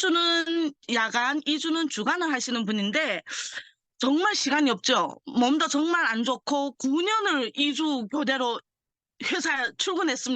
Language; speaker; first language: Korean; early bilingual, heritage; Korean